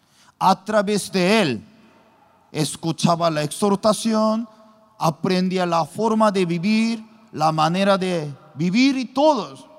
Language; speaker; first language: Spanish; non-native, learner; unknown